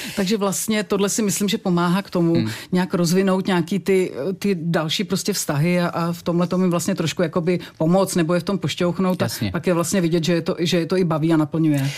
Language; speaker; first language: Czech; native; Czech